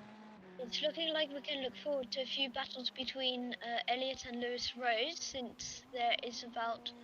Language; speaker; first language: English; native; English